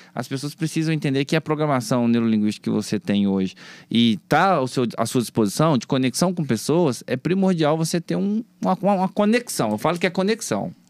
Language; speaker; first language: Portuguese; native; Portuguese